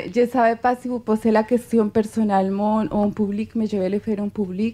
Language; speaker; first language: French; non-native, fluent; Spanish